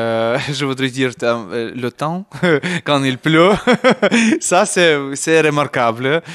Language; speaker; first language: French; non-native, learner; Ukrainian